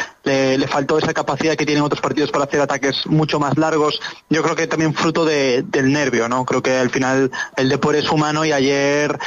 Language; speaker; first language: Spanish; native; Spanish